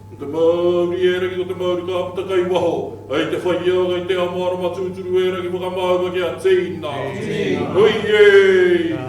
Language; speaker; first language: Māori; native; Māori